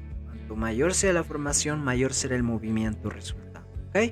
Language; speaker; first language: Spanish; native; Spanish